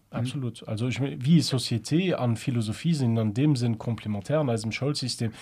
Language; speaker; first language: Luxembourgish; early bilingual, other home language; German